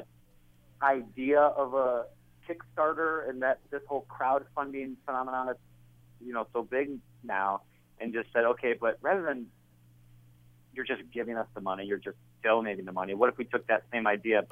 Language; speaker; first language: English; native; English